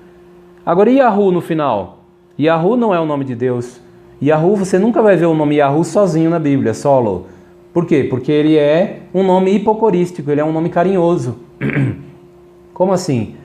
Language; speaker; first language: Portuguese; native; Portuguese